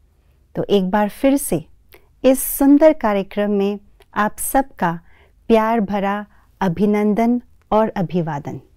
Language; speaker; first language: Hindi; native; Hindi